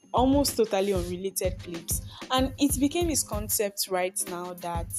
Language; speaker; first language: English; non-native, local second language; Yoruba